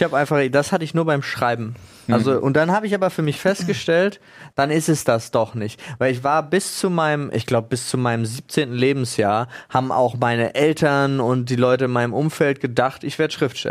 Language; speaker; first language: German; native; German